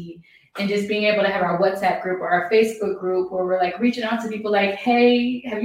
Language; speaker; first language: English; native; English